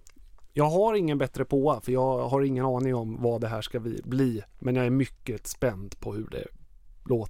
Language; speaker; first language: Swedish; native; Swedish